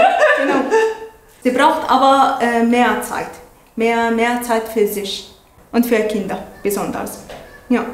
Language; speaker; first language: German; non-native, learner; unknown